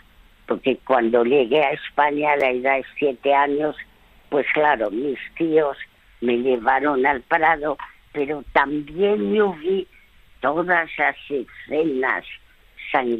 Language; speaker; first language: Spanish; early bilingual, other home language; French